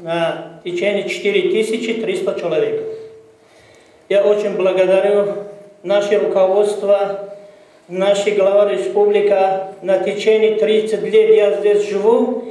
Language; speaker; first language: Russian; non-native, learner; Tajik